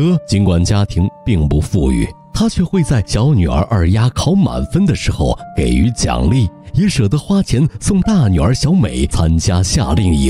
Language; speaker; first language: Chinese; native; Chinese